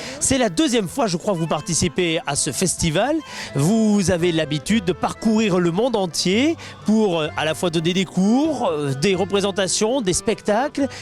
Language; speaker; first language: French; native; French